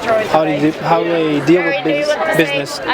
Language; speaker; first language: English; non-native, learner; Spanish